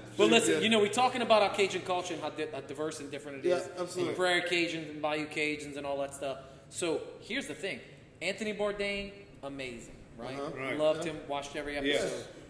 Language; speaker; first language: English; native; English